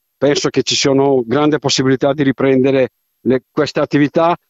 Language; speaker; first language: Italian; non-native, fluent; Macedonian